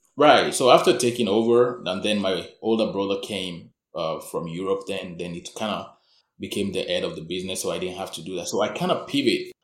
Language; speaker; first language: English; non-native, local second language; Yoruba